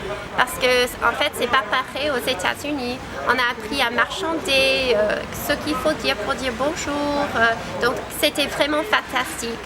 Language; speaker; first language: French; non-native, fluent; English